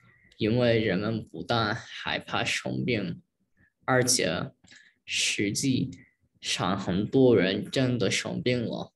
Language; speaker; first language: Chinese; early bilingual, heritage; Chinese